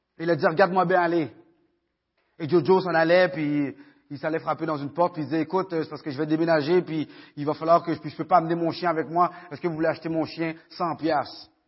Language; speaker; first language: French; early bilingual, other home language; Haitian Creole